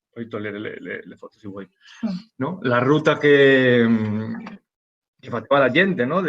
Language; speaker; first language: Italian; non-native, fluent; Spanish